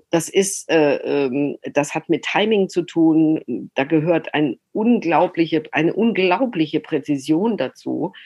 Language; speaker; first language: German; native; German